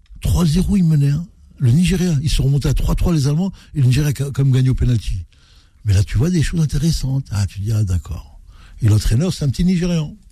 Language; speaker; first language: French; native; French